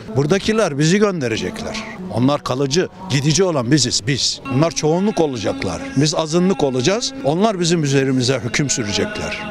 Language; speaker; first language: Turkish; native; Turkish